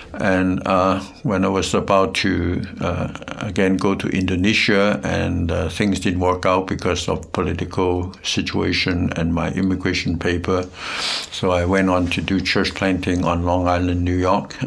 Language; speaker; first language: English; non-native, local second language; Cantonese